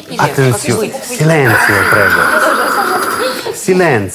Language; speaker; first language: Italian; non-native, fluent; Russian